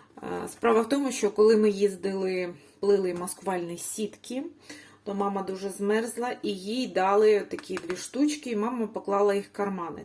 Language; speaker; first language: Ukrainian; native; Ukrainian